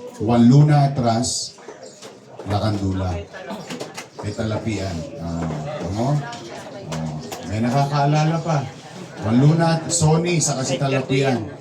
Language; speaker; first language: Filipino; native; Filipino